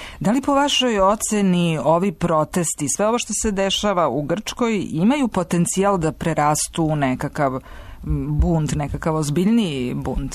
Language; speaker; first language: Serbian; native; Serbian